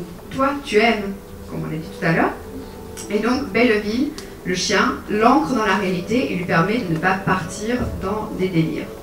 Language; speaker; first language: French; native; French